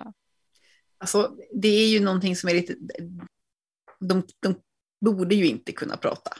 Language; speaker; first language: Swedish; native; Swedish